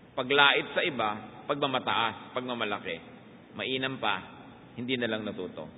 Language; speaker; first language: Filipino; native; Filipino